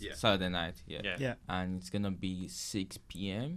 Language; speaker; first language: English; non-native, local second language; Yoruba